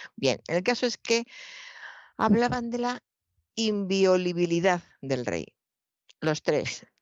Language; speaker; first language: Spanish; native; Spanish